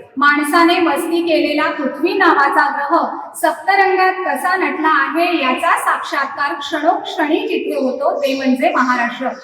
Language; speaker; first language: Marathi; native; Marathi